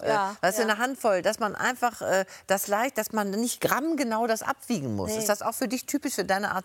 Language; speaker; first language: German; native; German